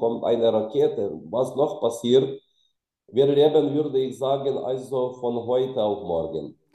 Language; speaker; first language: German; non-native, fluent; Ukrainian